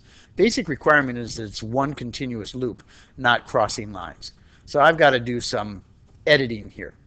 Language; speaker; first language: English; native; English